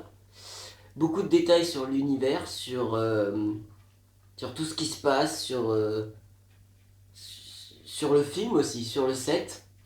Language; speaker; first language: French; native; French